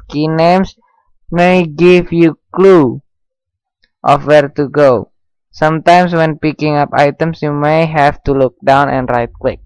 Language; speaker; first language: English; non-native, learner; Indonesian